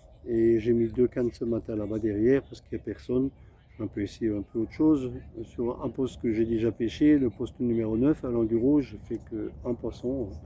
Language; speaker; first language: French; native; French